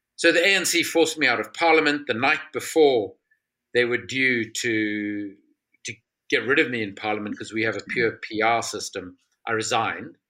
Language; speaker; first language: English; native; English